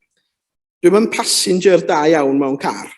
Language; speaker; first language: Welsh; native; Welsh